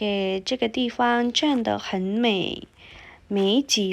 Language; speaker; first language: Chinese; non-native, fluent; Indonesian